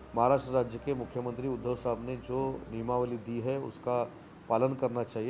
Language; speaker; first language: Hindi; non-native, local second language; Marathi